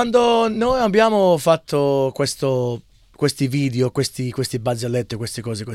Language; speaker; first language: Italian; early bilingual, heritage; English